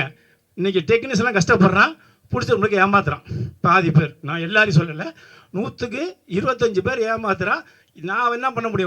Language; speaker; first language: Tamil; native; Tamil